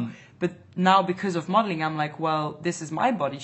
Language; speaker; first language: English; non-native, fluent; Dutch